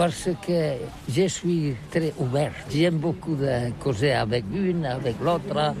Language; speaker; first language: French; non-native, learner; Catalan